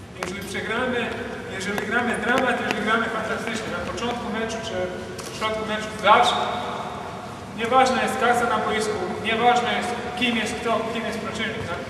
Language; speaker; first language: Polish; non-native, fluent; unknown